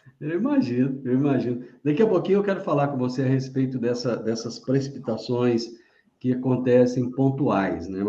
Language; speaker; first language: Portuguese; native; Portuguese